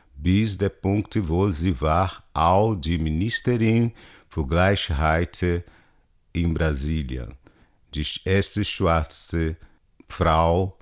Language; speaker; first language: German; non-native, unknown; Portuguese